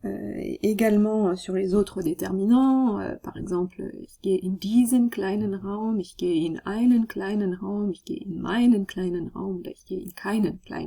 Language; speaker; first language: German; non-native, fluent; French